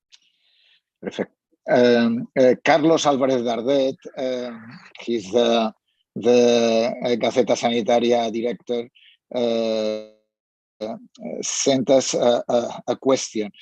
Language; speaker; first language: English; non-native, learner; Spanish